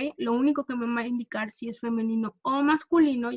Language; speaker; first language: Spanish; non-native, fluent; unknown